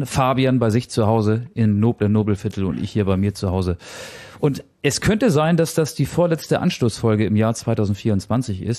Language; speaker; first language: German; native; German